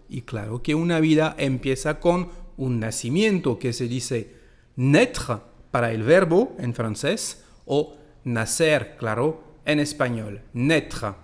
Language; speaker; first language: Spanish; non-native, fluent; French